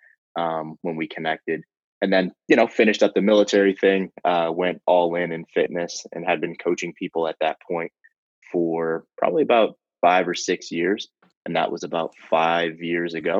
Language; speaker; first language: English; native; English